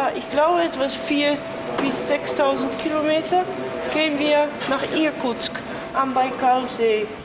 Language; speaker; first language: German; non-native, learner; Dutch